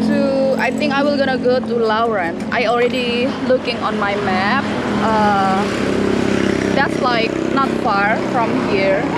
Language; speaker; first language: English; non-native, learner; Indonesian